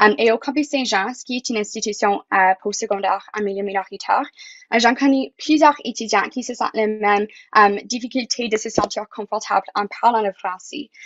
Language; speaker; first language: French; non-native, local second language; English